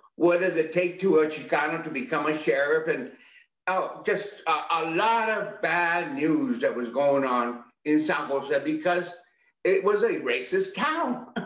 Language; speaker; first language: English; native; English